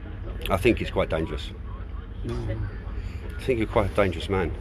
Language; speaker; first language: English; native; English